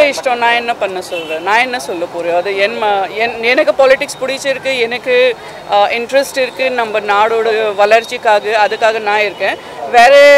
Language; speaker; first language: Tamil; non-native, fluent; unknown